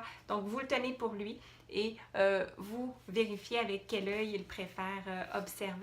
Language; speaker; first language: French; native; French